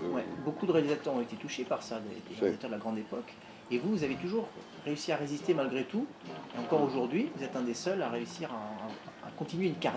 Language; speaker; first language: French; native; French